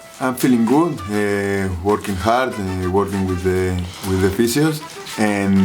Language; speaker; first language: English; non-native, learner; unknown